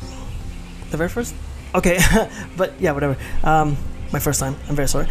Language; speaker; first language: English; non-native, local second language; Hiligaynon